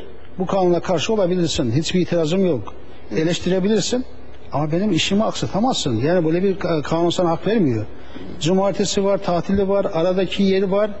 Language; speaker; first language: Turkish; native; Turkish